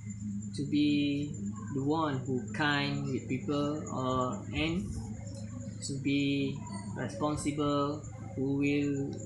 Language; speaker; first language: English; non-native, learner; Malay